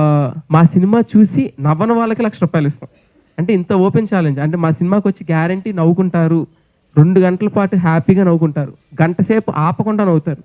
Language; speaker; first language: Telugu; native; Telugu